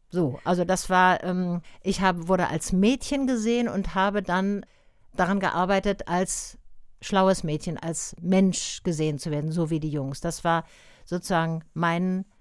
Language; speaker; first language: German; native; German